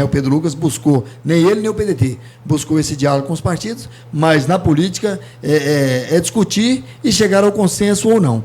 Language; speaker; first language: Portuguese; native; Portuguese